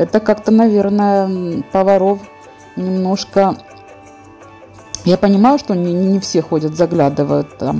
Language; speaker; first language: Russian; native; Russian